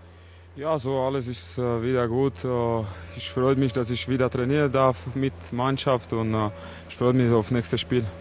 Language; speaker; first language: German; non-native, fluent; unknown